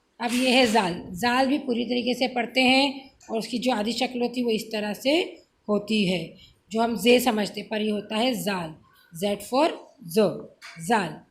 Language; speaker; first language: Urdu; native; Urdu